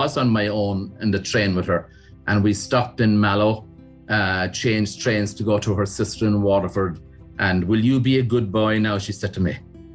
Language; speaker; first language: English; native; English